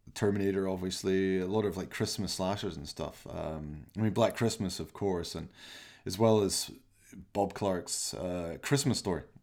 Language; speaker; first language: English; native; English